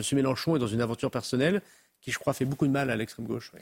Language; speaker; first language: French; native; French